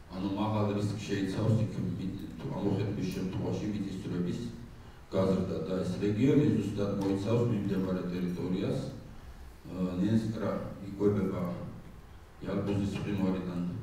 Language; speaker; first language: Georgian; non-native, local second language; Svan